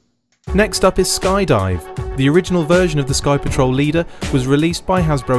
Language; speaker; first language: English; native; English